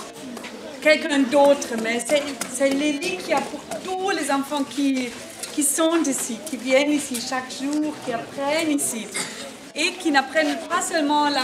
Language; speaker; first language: French; non-native, fluent; German